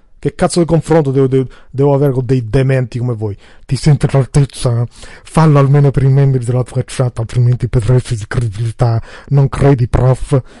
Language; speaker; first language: Italian; early bilingual, other home language; Albanian